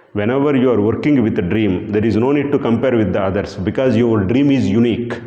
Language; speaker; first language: English; non-native, local second language; Telugu